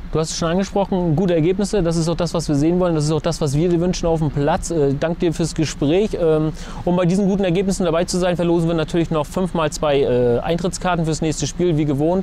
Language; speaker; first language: German; native; German